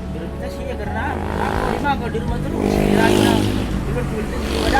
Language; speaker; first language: Indonesian; non-native, local second language; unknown